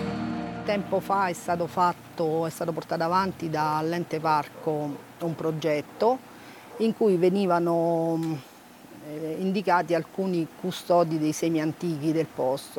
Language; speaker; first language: Italian; native; Italian